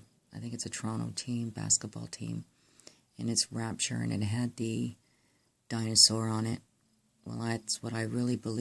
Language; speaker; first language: English; native; English